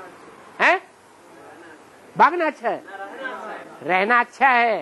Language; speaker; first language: Hindi; native; Hindi